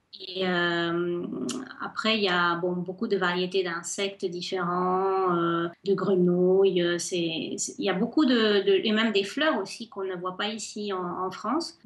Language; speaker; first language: French; non-native, fluent; Spanish